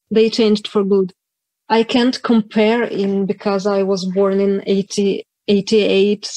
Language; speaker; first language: English; non-native, fluent; Ukrainian